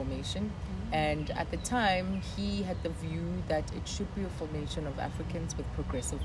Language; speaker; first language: English; non-native, local second language; Zulu